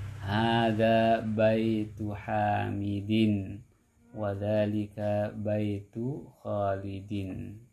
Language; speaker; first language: Arabic; non-native, fluent; Indonesian